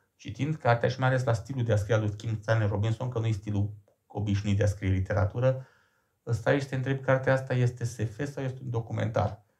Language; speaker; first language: Romanian; native; Romanian